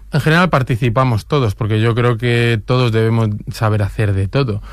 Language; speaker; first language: Spanish; native; Spanish